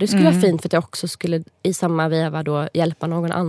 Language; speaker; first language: Swedish; native; Swedish